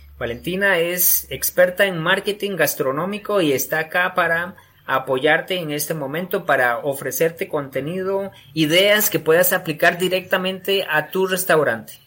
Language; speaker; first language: Spanish; native; Spanish